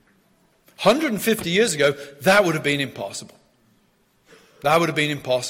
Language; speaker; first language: English; native; English